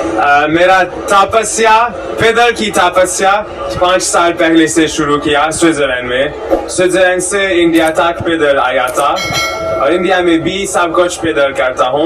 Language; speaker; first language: Hindi; non-native, learner; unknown